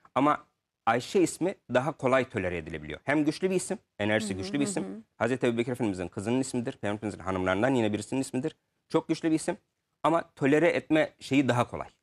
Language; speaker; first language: Turkish; native; Turkish